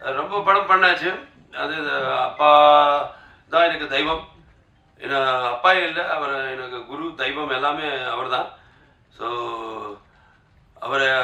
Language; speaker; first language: Tamil; non-native, local second language; Telugu